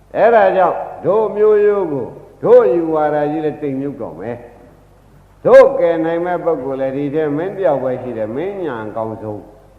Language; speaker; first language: Burmese; native; Burmese